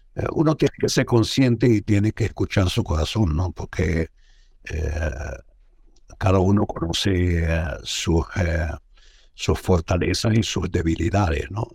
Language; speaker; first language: Spanish; non-native, fluent; Arabic